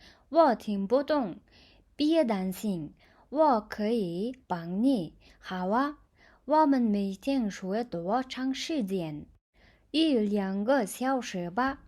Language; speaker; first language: Chinese; non-native, fluent; Mongolian